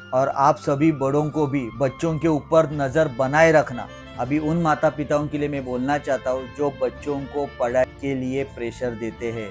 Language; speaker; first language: Hindi; non-native, local second language; Marathi